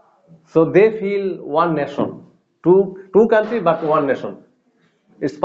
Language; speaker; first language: English; non-native, learner; Bangla